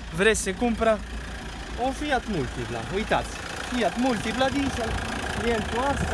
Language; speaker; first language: Romanian; non-native, learner; Italian